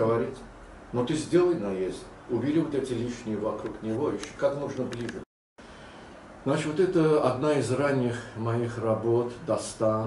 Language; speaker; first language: Russian; non-native, local second language; Azerbaijani